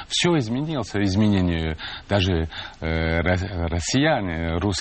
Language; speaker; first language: Russian; non-native, fluent; French